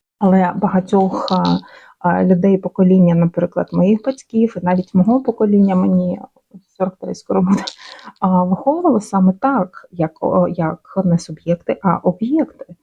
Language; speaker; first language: Ukrainian; non-native, local second language; Russian